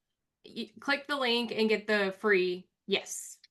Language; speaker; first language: English; native; English